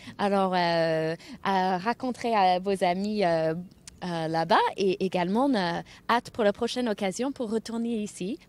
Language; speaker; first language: French; non-native, fluent; English